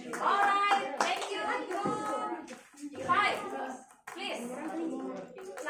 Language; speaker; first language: English; non-native, learner; Indonesian